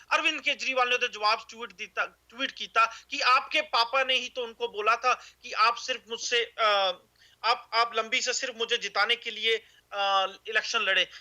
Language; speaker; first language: Hindi; non-native, local second language; Punjabi